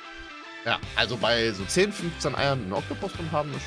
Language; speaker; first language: German; native; German